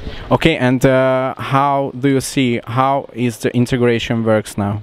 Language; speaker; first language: English; non-native, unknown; Hungarian